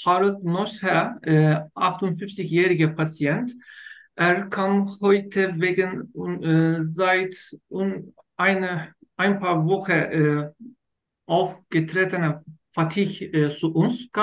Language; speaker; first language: German; non-native, learner; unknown